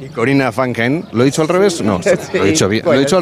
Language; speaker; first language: Spanish; native; Spanish